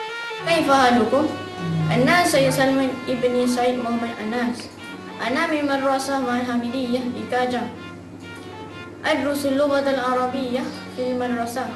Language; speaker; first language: Arabic; non-native, learner; Malay